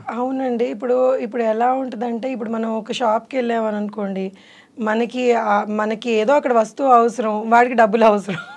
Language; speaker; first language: Telugu; native; Telugu